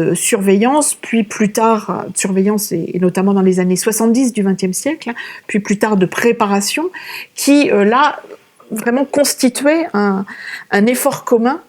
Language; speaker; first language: French; native; French